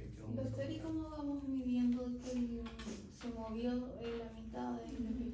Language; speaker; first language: Spanish; native; Spanish